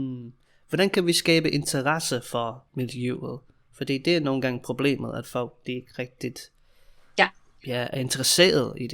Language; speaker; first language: Danish; non-native, fluent; English